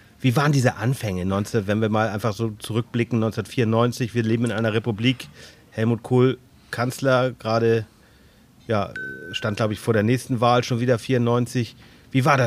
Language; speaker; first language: German; native; German